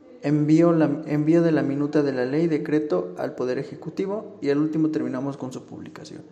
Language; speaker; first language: Spanish; native; Spanish